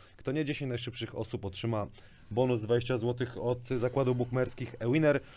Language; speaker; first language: Polish; native; Polish